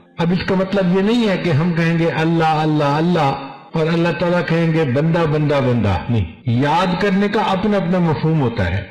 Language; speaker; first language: Urdu; non-native, local second language; Punjabi